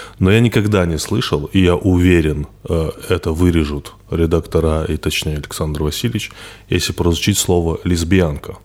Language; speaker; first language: Russian; non-native, local second language; Ossetic